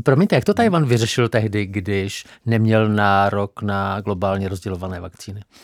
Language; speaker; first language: Czech; native; Czech